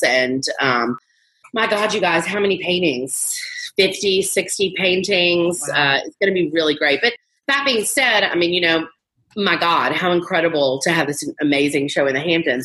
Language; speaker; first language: English; native; English